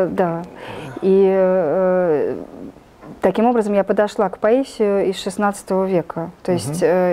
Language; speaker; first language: Russian; native; Russian